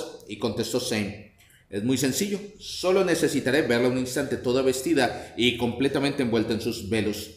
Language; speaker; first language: Spanish; native; Spanish